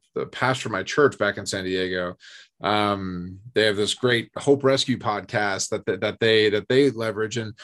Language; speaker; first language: English; native; English